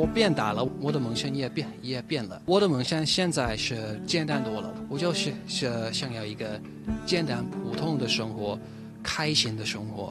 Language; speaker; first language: Chinese; non-native, fluent; English